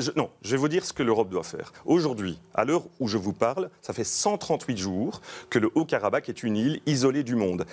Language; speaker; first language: French; native; French